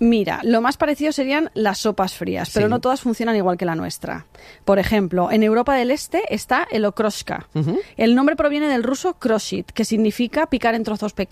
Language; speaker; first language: Spanish; native; Spanish